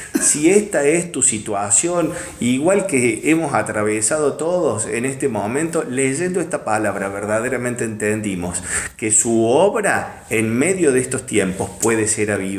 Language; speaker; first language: Spanish; native; Spanish